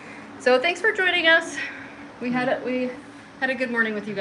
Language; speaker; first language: English; native; English